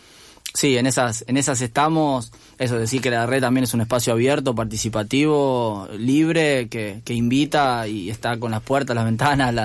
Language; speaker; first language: Spanish; native; Spanish